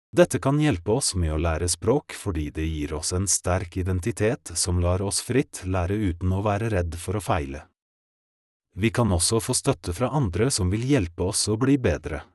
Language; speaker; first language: Norwegian; non-native, fluent; Polish